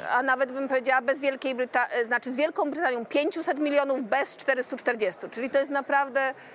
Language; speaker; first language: Polish; native; Polish